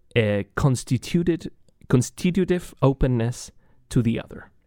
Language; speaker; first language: English; non-native, fluent; Spanish